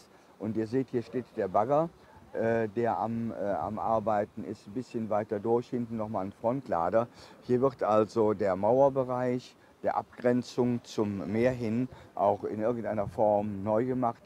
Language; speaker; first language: German; native; German